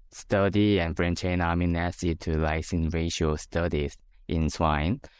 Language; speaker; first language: English; non-native, fluent; Korean